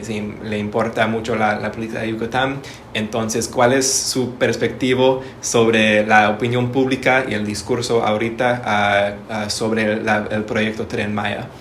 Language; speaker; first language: Spanish; non-native, learner; English